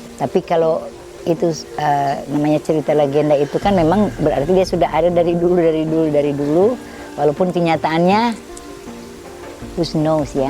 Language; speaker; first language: Indonesian; native; Indonesian